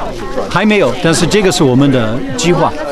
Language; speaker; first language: Chinese; non-native, fluent; English